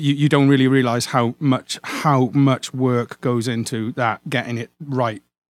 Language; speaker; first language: English; native; English